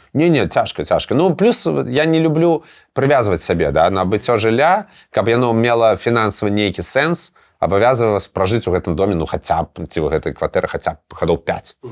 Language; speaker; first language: Belarusian; non-native, local second language; Russian